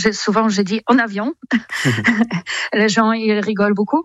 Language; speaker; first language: French; non-native, fluent; Polish